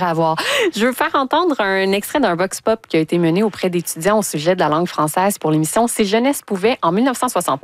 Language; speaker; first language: French; native; French